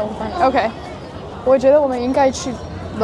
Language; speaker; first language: Chinese; non-native, learner; English